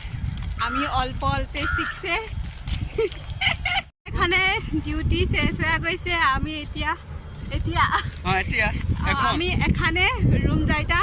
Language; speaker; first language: Bangla; non-native, learner; Assamese